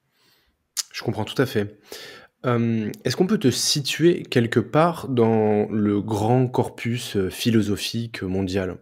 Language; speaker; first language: French; native; French